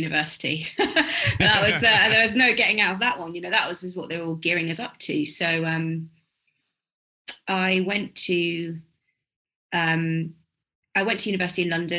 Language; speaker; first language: English; native; English